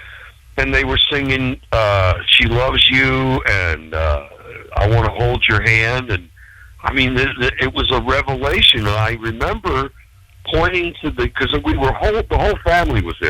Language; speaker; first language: English; native; English